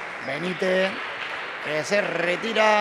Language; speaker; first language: Spanish; native; Spanish